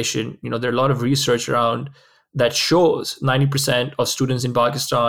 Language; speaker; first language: English; non-native, local second language; Urdu